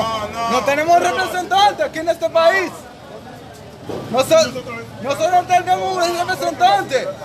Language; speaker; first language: Spanish; non-native, learner; Haitian Creole